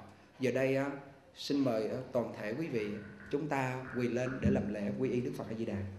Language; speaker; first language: Vietnamese; native; Vietnamese